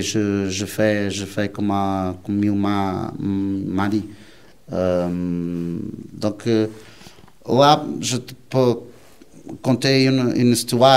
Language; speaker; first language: French; non-native, learner; Portuguese